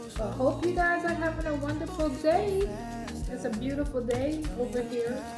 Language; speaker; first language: English; native; English